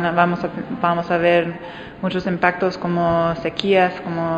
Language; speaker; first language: Spanish; non-native, fluent; English